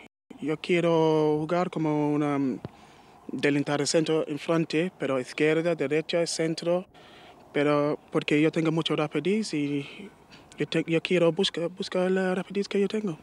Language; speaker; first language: Spanish; non-native, learner; English